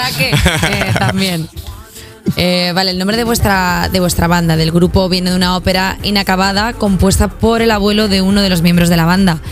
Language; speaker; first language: Spanish; native; Spanish